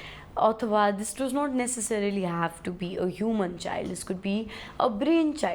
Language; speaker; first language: Nepali; native; Nepali